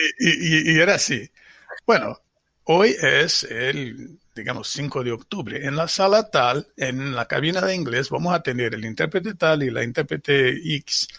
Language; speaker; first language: Spanish; non-native, fluent; Portuguese